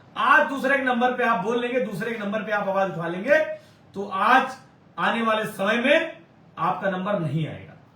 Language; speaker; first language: Hindi; native; Hindi